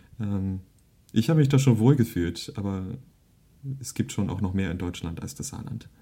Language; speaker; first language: German; early bilingual, other home language; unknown